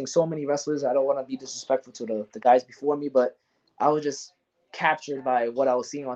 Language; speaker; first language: English; native; English